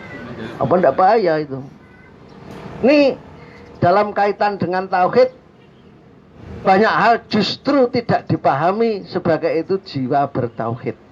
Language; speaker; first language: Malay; non-native, local second language; Javanese